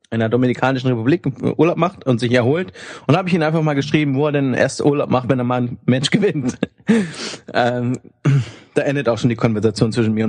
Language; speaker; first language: German; native; German